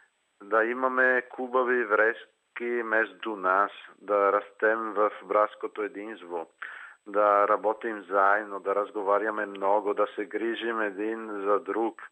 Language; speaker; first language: Bulgarian; non-native, fluent; Italian